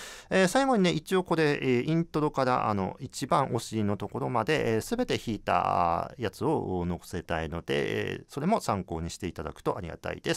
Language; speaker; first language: Japanese; native; Japanese